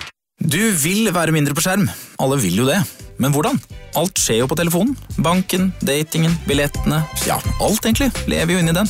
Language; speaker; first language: Norwegian; native; Norwegian